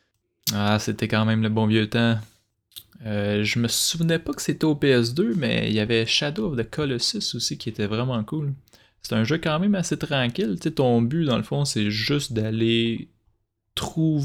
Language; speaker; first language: French; native; French